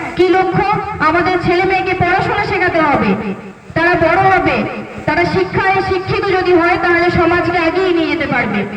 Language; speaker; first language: Bangla; non-native, local second language; Santali